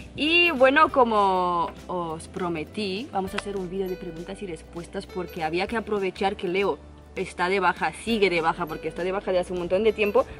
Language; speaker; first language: Spanish; non-native, fluent; Romanian